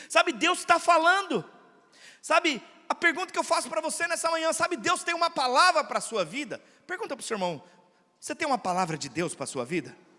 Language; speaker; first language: Portuguese; native; Portuguese